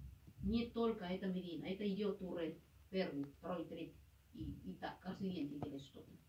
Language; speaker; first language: Russian; non-native, fluent; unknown